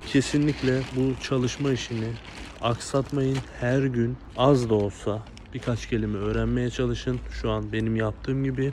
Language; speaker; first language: Turkish; native; Turkish